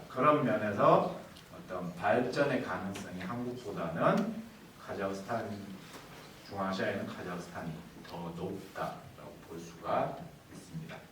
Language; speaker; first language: Korean; native; Korean